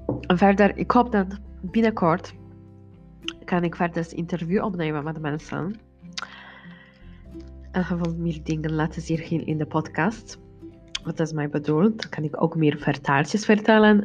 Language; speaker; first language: Dutch; non-native, learner; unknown